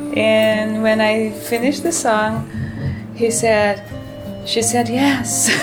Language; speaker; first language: English; early bilingual, other home language; Portuguese